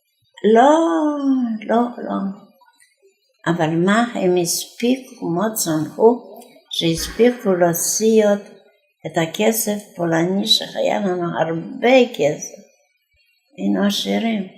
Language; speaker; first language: Hebrew; non-native, fluent; Yiddish